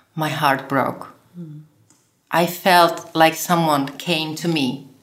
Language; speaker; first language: English; non-native, fluent; Slovak